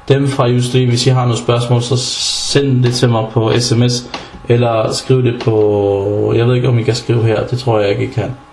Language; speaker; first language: Danish; early bilingual, other home language; Arabic